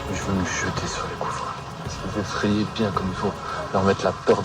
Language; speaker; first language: French; native; French